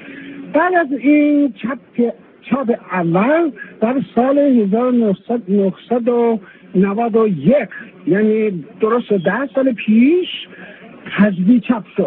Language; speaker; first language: Persian; non-native, fluent; Chinese